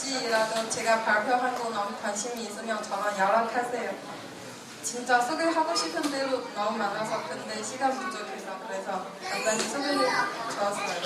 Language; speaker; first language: Korean; non-native, fluent; Chinese